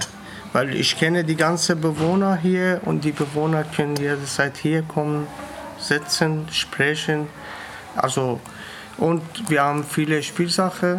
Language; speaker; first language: German; non-native, learner; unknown